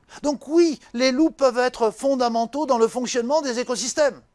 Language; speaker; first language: French; native; French